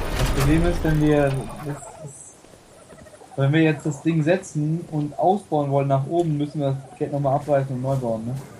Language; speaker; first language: German; native; German